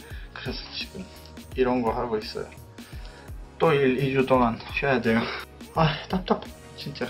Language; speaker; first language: Korean; non-native, fluent; Polish